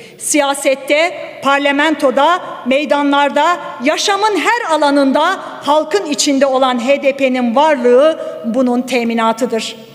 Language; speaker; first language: Turkish; native; Turkish